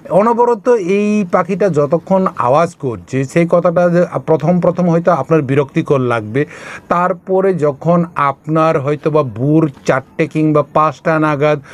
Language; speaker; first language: Bangla; non-native, local second language; Kok Borok